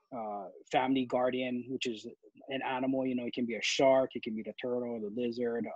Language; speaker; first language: English; native; English